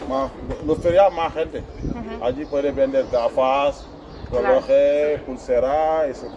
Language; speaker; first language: Spanish; non-native, learner; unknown